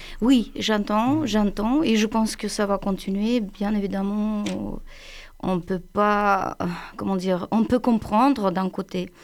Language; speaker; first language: French; non-native, fluent; Russian